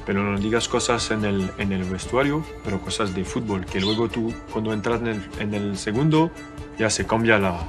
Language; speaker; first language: Spanish; non-native, learner; French